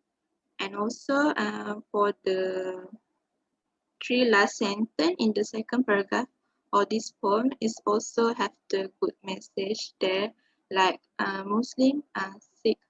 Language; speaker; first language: English; non-native, local second language; Malay